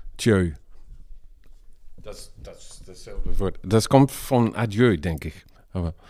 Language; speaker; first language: German; non-native, learner; Dutch